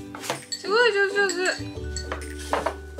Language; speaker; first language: Japanese; native; Japanese